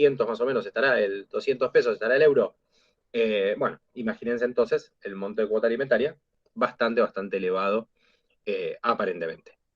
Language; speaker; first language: Spanish; native; Spanish